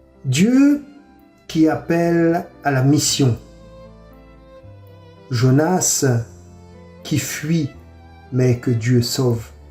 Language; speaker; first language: French; native; French